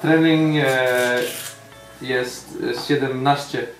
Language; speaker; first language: Polish; non-native, learner; Icelandic